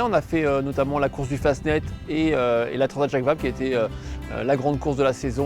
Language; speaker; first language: French; native; French